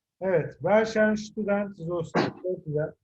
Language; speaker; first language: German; non-native, fluent; Turkish